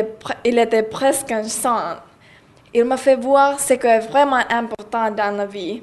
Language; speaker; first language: French; non-native, learner; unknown